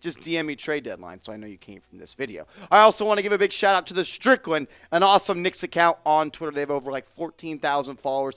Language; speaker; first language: English; native; English